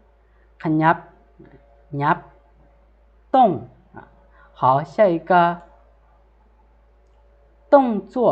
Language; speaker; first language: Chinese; non-native, fluent; Lao